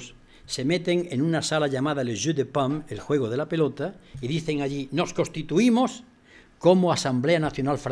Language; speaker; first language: Spanish; native; Spanish